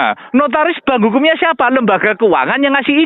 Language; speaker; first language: Indonesian; non-native, local second language; Javanese